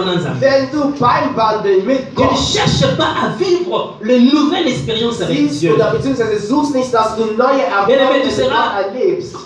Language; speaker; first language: German; non-native, learner; French